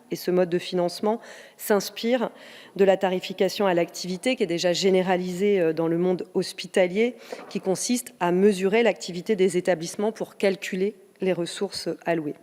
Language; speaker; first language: French; native; French